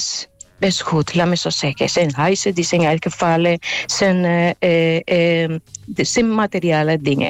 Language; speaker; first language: Dutch; non-native, local second language; Papiamento